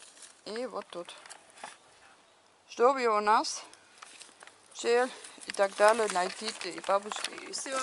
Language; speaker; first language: Russian; non-native, learner; German